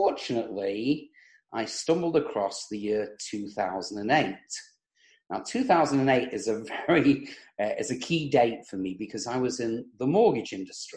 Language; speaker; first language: English; native; English